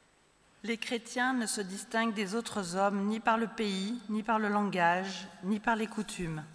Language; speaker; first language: French; native; French